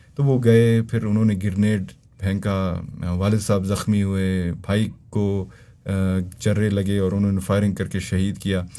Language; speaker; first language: Urdu; non-native, local second language; Brahui